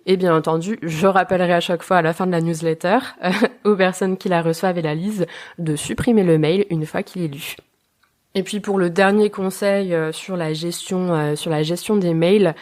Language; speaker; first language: French; native; French